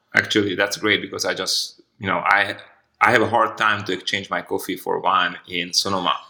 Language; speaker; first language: English; non-native, fluent; Hungarian